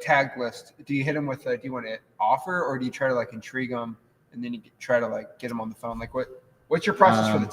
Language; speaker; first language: English; native; English